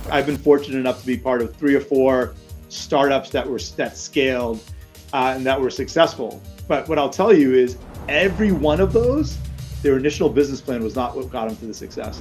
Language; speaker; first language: English; native; English